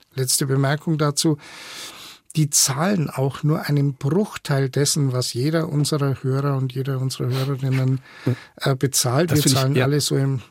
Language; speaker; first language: German; native; German